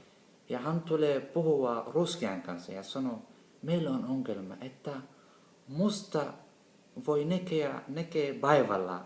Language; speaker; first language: Finnish; non-native, learner; Somali